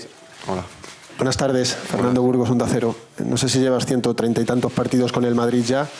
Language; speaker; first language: Spanish; native; Spanish